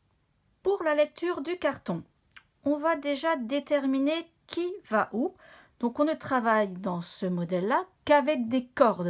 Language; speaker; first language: French; native; French